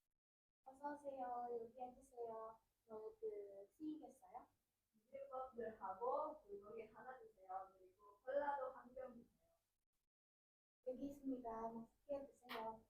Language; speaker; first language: Korean; non-native, learner; Indonesian